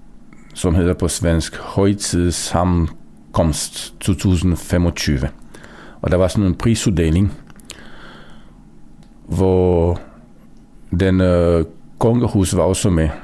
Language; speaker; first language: Danish; non-native, fluent; Romanian